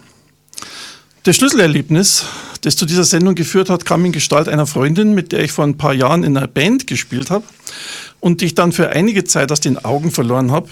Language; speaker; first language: German; native; German